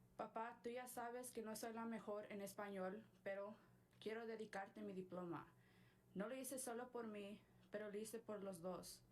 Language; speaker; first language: Spanish; early bilingual, heritage; Spanish